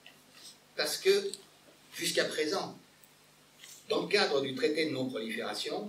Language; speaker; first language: French; native; French